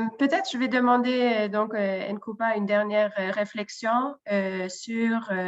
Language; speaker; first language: French; non-native, fluent; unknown